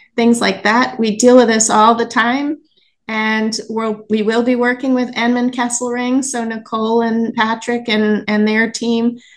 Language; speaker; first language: English; native; English